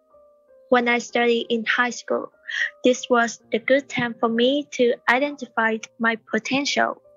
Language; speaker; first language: English; non-native, learner; Vietnamese